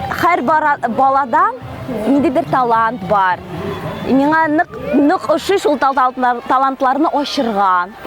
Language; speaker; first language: Tatar; native; Tatar